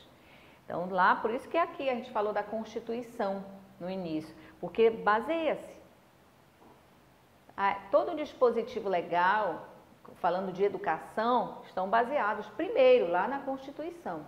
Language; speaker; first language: Portuguese; native; Portuguese